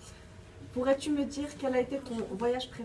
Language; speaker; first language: French; native; French